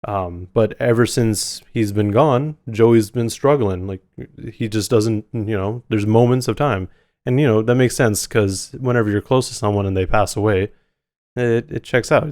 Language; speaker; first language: English; native; English